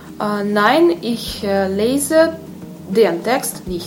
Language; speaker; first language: German; non-native, learner; Russian